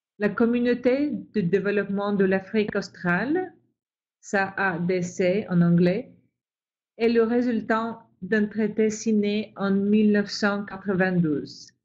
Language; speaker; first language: French; non-native, fluent; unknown